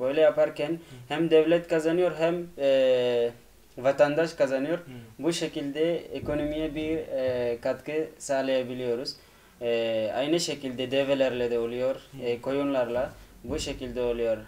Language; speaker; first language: Turkish; non-native, fluent; Arabic